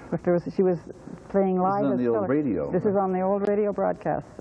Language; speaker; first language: English; native; English